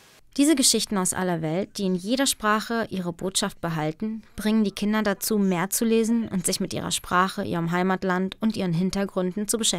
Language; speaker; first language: German; native; German